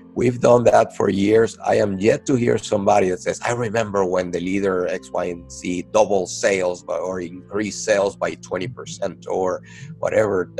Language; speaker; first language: English; non-native, fluent; Spanish